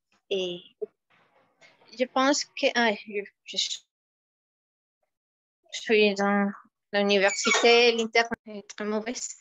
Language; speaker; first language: French; non-native, fluent; Spanish